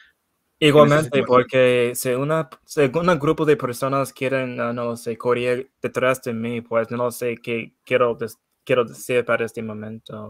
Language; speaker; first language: Spanish; non-native, learner; English